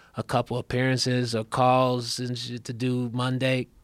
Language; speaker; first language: English; early bilingual, other home language; Akan